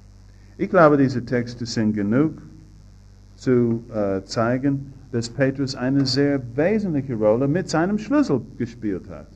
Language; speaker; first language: German; non-native, fluent; English